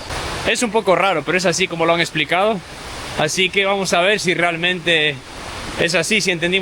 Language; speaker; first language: Spanish; native; Spanish